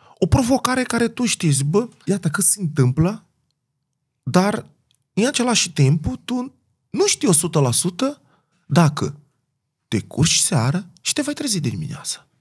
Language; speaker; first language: Romanian; non-native, fluent; Portuguese